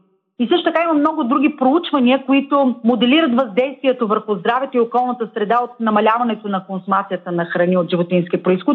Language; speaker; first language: Bulgarian; native; Bulgarian